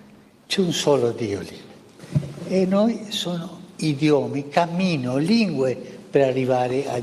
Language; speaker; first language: Italian; early bilingual, heritage; Spanish